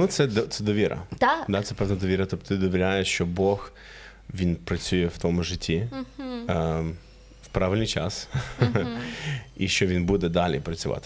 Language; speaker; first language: Ukrainian; non-native, fluent; English